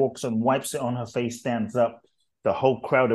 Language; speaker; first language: English; native; English